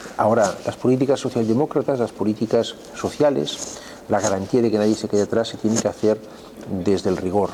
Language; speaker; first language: Spanish; non-native, local second language; Catalan